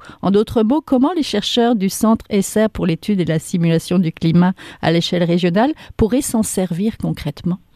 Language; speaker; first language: French; native; French